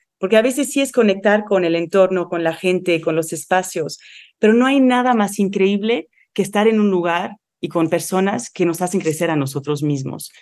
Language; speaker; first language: Spanish; non-native, fluent; Arabic